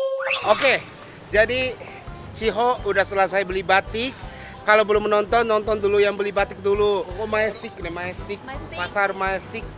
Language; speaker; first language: Indonesian; non-native, fluent; Japanese